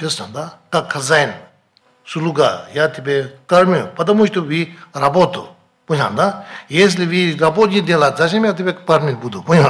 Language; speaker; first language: Russian; non-native, learner; Tibetan